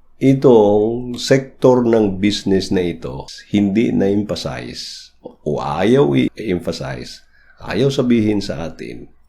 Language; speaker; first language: Filipino; native; Filipino